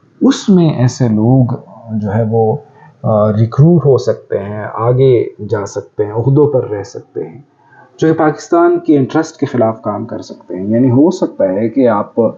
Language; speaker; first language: Urdu; non-native, local second language; Pashto